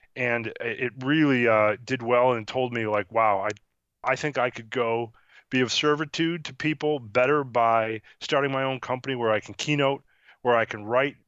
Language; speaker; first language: English; native; English